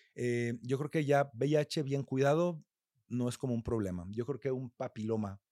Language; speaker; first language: Spanish; native; Spanish